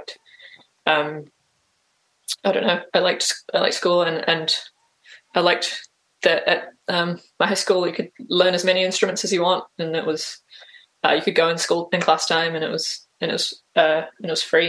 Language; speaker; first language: English; native; English